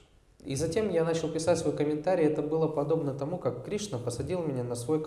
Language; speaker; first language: Russian; native; Russian